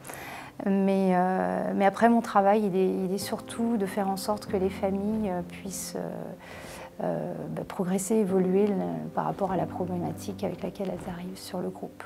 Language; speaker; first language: French; native; French